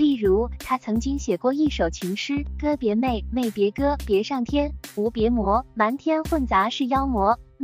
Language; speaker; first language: Chinese; native; Chinese